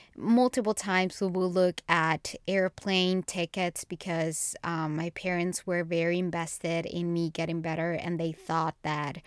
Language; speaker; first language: English; non-native, fluent; Spanish